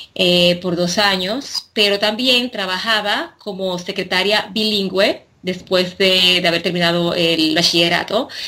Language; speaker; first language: Spanish; native; Spanish